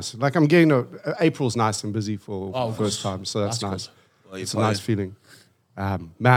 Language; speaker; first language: English; native; English